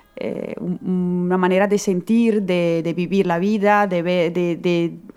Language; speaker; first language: Spanish; non-native, learner; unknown